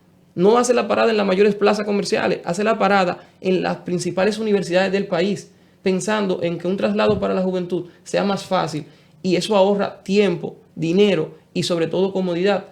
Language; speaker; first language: Spanish; native; Spanish